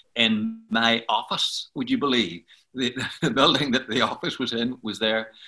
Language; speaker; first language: English; native; English